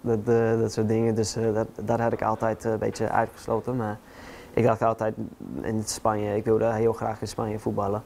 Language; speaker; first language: Dutch; non-native, fluent; English